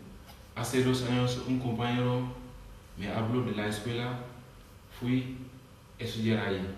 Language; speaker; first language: Spanish; non-native, learner; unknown